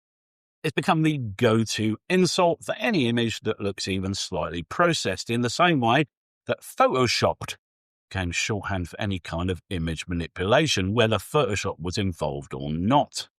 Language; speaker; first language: English; native; English